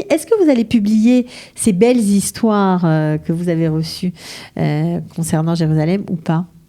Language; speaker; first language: French; native; French